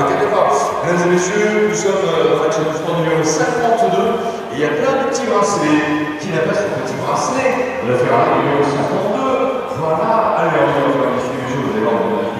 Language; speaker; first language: French; native; French